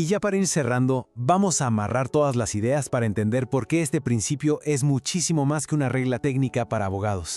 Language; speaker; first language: Spanish; native; Spanish